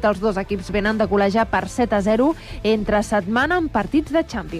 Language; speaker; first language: Catalan; native; Catalan